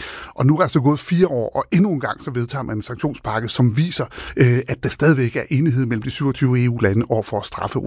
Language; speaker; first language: Danish; native; Danish